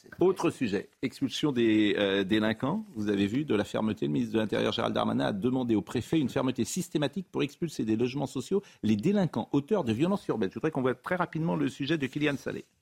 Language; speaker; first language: French; native; French